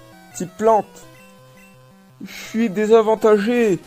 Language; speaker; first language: French; native; French